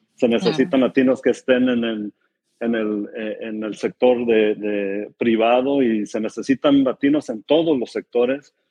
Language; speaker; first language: Spanish; early bilingual, heritage; Spanish